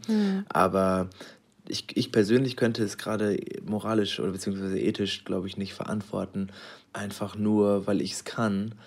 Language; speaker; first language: German; native; German